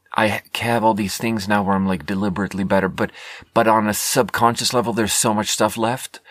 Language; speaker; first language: English; non-native, fluent; Swedish